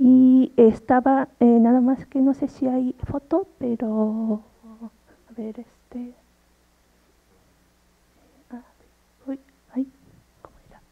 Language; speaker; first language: Spanish; non-native, fluent; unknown